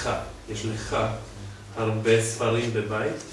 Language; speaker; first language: Hebrew; non-native, fluent; Serbian